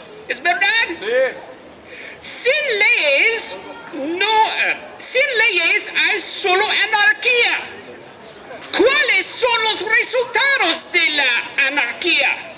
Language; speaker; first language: Spanish; non-native, learner; English